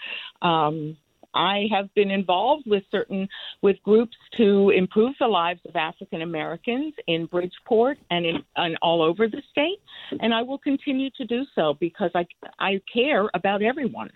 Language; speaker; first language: English; non-native, fluent; Spanish